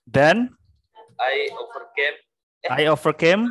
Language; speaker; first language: English; non-native, learner; Indonesian